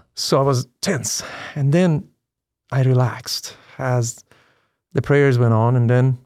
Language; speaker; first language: English; non-native, fluent; Persian